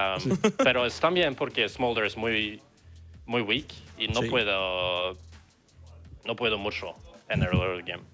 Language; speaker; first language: Spanish; non-native, learner; English